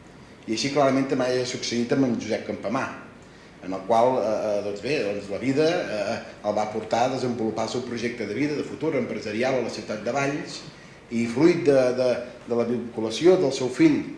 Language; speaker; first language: Catalan; native; Catalan